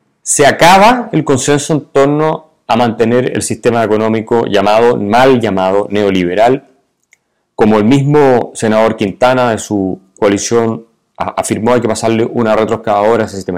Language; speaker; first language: Spanish; native; Spanish